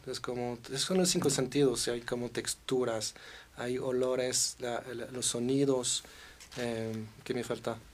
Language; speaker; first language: Spanish; non-native, fluent; French